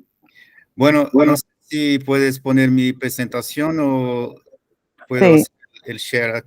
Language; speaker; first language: Spanish; non-native, fluent; Portuguese